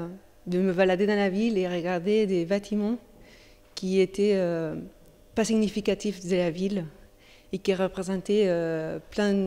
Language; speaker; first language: French; non-native, fluent; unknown